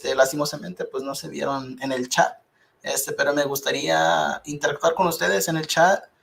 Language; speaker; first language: Spanish; early bilingual, heritage; Spanish